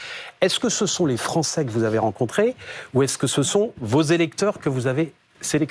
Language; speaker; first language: French; native; French